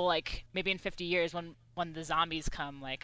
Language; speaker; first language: English; early bilingual, other home language; Persian